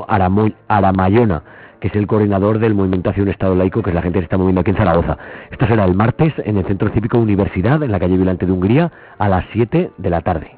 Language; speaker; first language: Spanish; native; Spanish